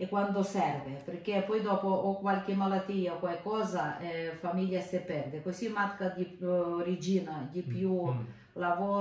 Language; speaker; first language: Italian; non-native, learner; Ukrainian